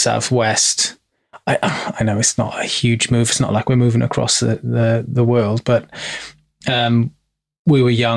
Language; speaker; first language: English; native; English